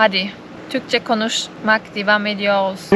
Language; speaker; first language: Turkish; non-native, learner; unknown